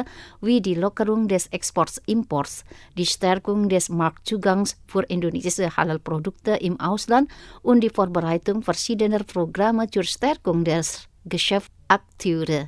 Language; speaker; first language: German; non-native, fluent; Indonesian